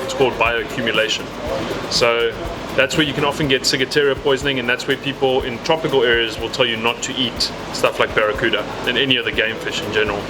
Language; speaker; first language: English; native; English